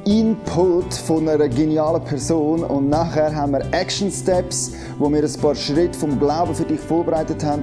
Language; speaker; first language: German; native; German